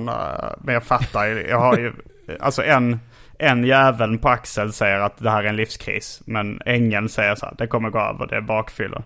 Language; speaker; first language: Swedish; native; Swedish